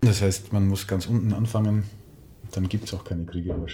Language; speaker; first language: German; native; German